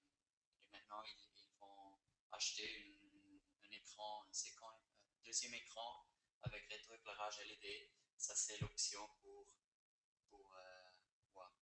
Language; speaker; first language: French; non-native, fluent; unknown